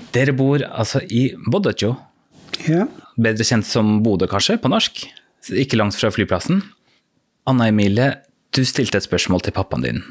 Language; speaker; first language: Norwegian; native; Norwegian